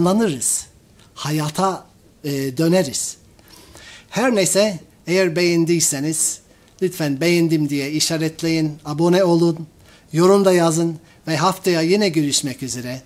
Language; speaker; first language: Turkish; non-native, fluent; English